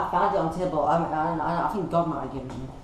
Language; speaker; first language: English; native; English